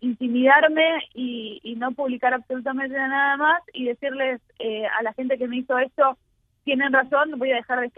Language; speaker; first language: Spanish; native; Spanish